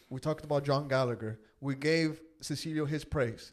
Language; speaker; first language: English; early bilingual, other home language; Spanish